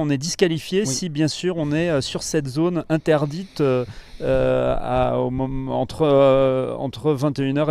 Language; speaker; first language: French; native; French